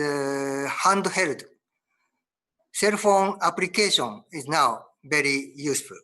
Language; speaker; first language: English; non-native, learner; Japanese